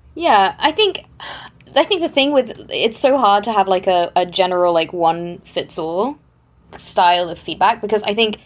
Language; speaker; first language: English; non-native, fluent; German